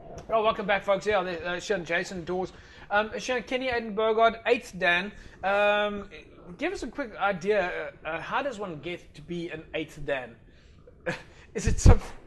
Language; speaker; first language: English; non-native, local second language; Afrikaans